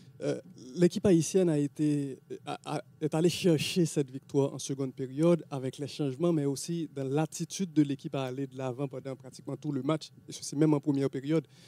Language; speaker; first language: French; native; French